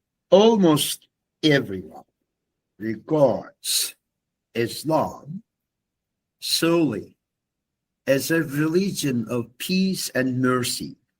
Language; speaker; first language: English; non-native, fluent; Turkish